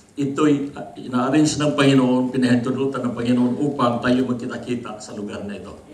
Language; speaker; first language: Filipino; non-native, local second language; Cebuano